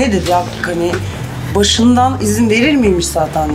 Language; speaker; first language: Turkish; native; Turkish